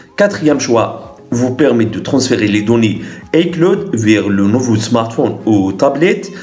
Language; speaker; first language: French; non-native, local second language; Arabic